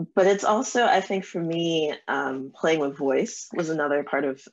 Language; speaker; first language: English; native; English